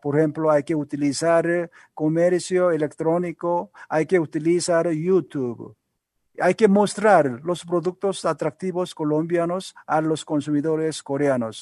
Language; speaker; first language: Spanish; non-native, learner; Korean